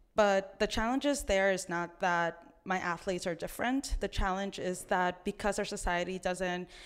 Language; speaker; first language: English; early bilingual, other home language; Spanish